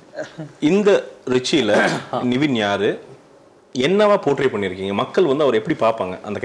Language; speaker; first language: Tamil; native; Tamil